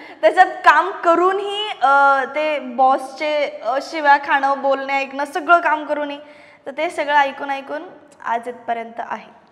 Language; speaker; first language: Marathi; non-native, local second language; Malayalam